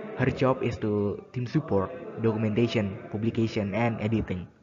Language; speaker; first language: English; non-native, learner; Indonesian